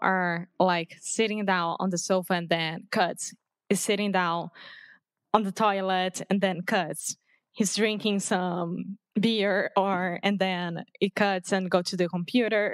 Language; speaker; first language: English; non-native, fluent; Portuguese